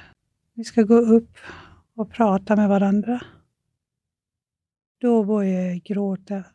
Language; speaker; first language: Swedish; non-native, fluent; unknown